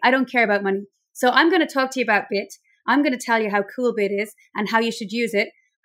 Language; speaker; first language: English; native; English